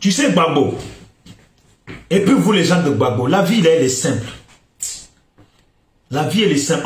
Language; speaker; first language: French; native; French